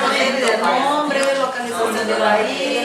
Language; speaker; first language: Spanish; non-native, learner; Portuguese